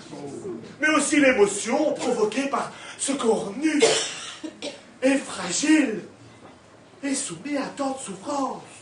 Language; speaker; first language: French; native; French